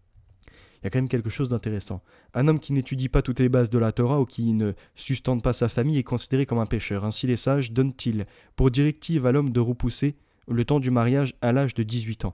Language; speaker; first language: French; native; French